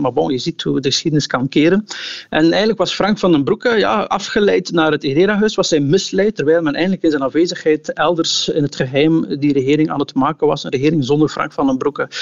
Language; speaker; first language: Dutch; native; Dutch